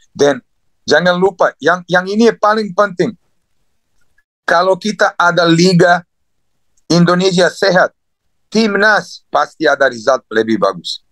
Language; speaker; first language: Indonesian; non-native, fluent; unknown